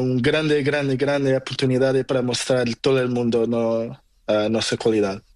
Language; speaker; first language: Spanish; non-native, learner; Portuguese